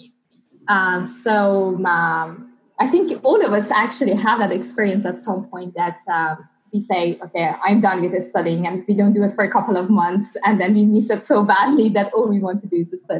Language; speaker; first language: English; non-native, fluent; Persian